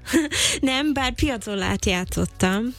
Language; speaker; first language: Hungarian; non-native, fluent; English